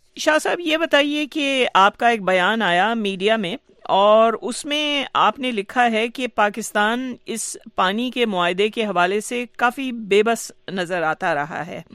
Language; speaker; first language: Urdu; native; Urdu